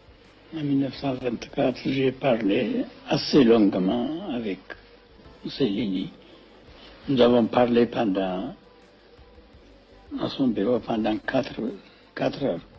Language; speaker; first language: French; non-native, fluent; Amharic